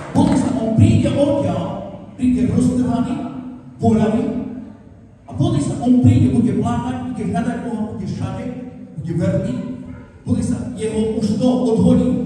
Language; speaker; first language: Slovak; non-native, local second language; Romany